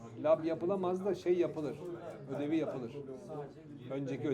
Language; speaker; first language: Turkish; native; Turkish